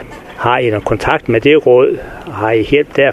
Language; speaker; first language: Danish; native; Danish